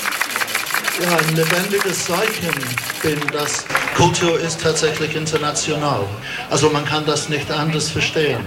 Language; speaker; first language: German; non-native, fluent; English